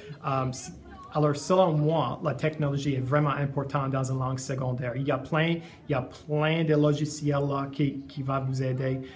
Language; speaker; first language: French; non-native, fluent; English